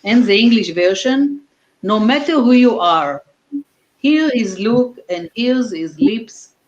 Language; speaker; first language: English; non-native, fluent; Hebrew